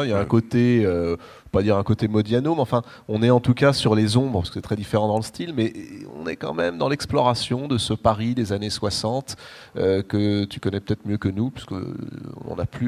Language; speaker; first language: French; native; French